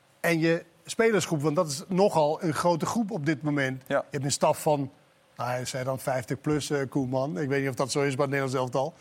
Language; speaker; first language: Dutch; non-native, fluent; Danish